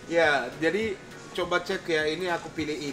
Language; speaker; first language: Indonesian; non-native, fluent; Japanese